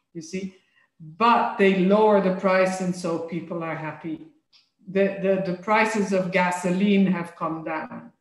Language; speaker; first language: English; non-native, fluent; French